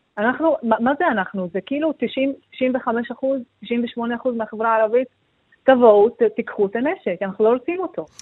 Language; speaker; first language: Hebrew; non-native, local second language; Arabic